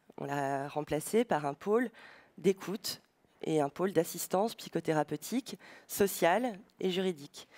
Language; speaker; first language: French; native; French